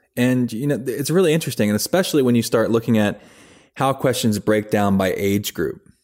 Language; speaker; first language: English; native; English